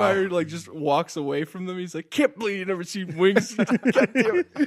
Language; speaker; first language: English; native; English